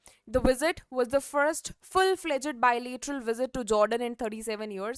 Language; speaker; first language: English; non-native, local second language; Hindi